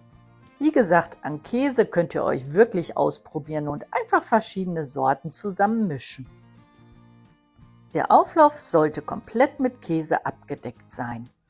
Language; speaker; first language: German; native; German